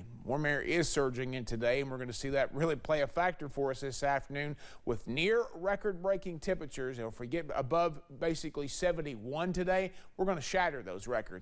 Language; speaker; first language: English; native; English